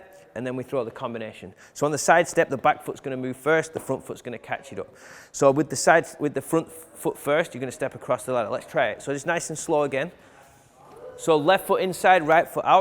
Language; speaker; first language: English; native; English